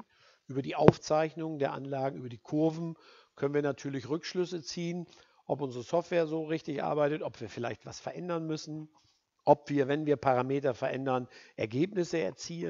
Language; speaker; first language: German; native; German